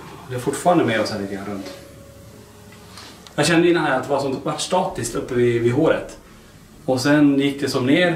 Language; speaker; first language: Swedish; native; Swedish